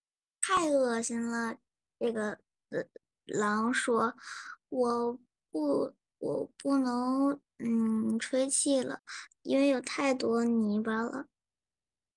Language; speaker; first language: Chinese; early bilingual, heritage; Chinese